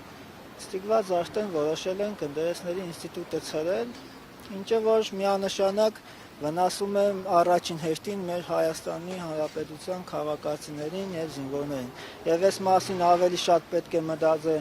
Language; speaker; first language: Armenian; native; Armenian